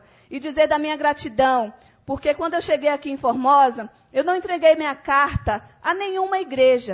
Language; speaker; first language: Portuguese; native; Portuguese